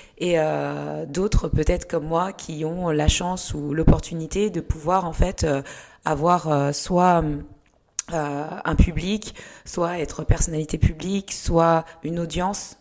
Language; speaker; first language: French; early bilingual, other home language; Kinyarwanda